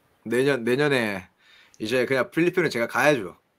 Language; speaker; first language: Korean; native; Korean